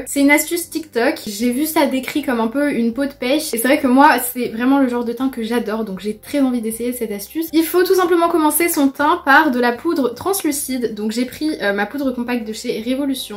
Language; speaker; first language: French; native; French